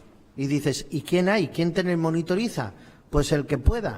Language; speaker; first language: Spanish; native; Spanish